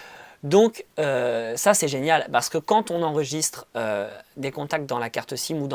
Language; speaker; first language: French; native; French